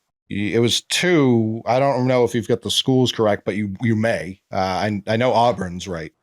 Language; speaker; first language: English; native; English